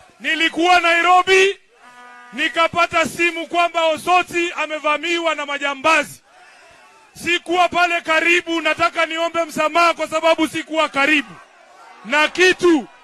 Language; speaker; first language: Swahili; non-native, local second language; Luyia